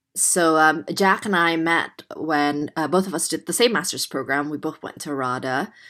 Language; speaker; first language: English; non-native, fluent; Indonesian